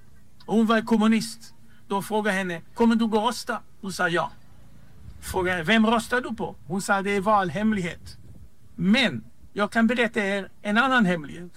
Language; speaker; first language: Swedish; non-native, fluent; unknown